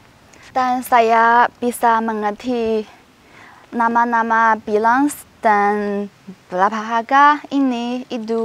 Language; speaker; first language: Indonesian; non-native, learner; Chinese